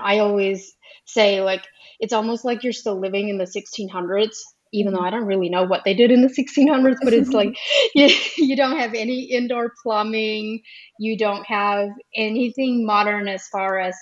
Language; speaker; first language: English; early bilingual, other home language; Pennsylvania German